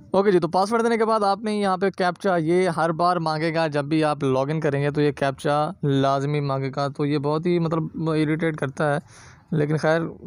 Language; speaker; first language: Urdu; non-native, local second language; Punjabi